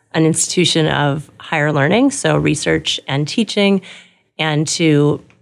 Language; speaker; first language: English; native; English